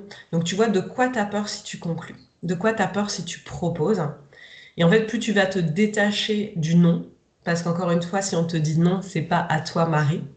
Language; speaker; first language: French; native; French